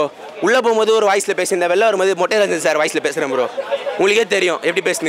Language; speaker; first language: Tamil; native; Tamil